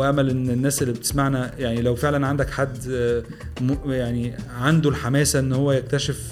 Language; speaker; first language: Arabic; native; Arabic